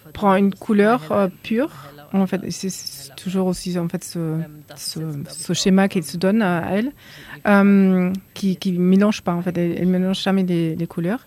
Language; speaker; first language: French; non-native, fluent; German